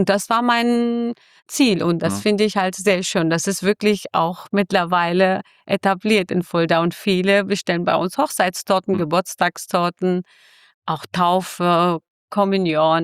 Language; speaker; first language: German; non-native, fluent; Kurdish